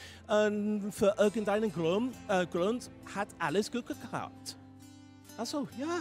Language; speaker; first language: German; non-native, fluent; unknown